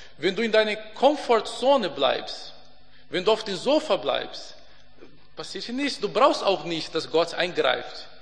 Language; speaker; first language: German; non-native, fluent; Portuguese